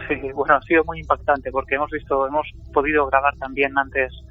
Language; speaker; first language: Spanish; native; Spanish